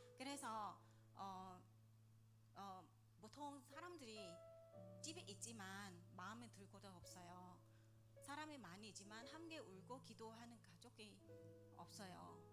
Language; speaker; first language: Korean; non-native, learner; Vietnamese